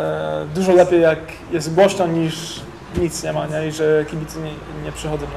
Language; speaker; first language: Polish; early bilingual, heritage; English